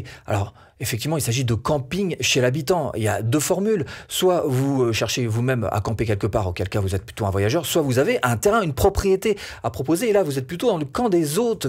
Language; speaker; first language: French; native; French